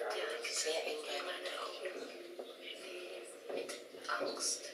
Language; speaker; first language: German; non-native, learner; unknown